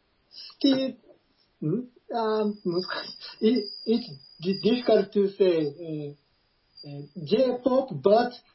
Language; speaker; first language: English; non-native, learner; Japanese